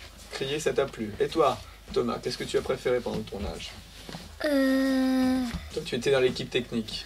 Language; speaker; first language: French; native; French